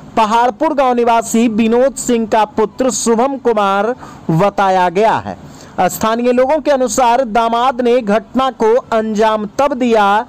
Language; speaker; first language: Hindi; native; Hindi